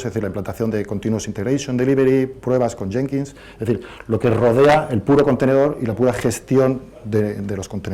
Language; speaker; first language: Spanish; native; Spanish